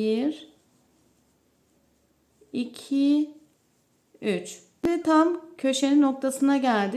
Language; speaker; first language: Turkish; native; Turkish